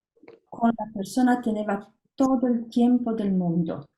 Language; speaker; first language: Spanish; non-native, learner; Italian